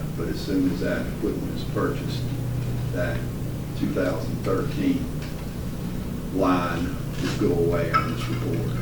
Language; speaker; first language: English; native; English